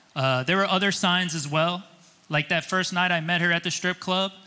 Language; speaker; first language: English; native; English